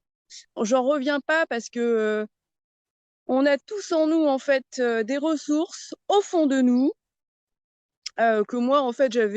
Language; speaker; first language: French; native; French